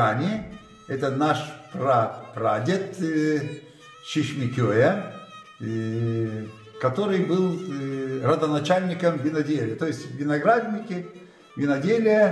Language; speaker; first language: Russian; non-native, local second language; Gagauz